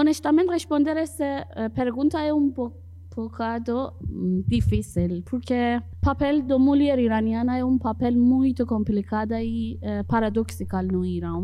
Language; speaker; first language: Portuguese; non-native, fluent; Persian